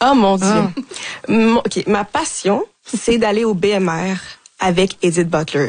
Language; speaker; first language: French; native; French